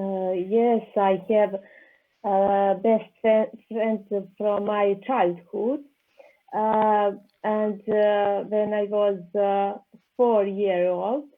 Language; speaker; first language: English; non-native, learner; Serbian